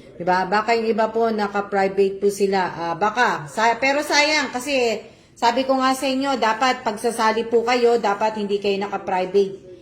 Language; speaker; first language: Filipino; non-native, local second language; Cebuano